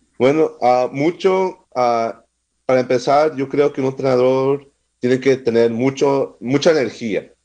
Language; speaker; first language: Spanish; non-native, fluent; English